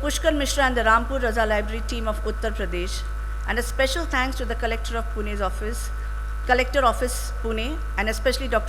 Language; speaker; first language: English; non-native, local second language; Marathi